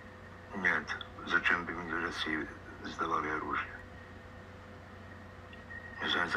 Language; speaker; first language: Russian; non-native, fluent; Serbian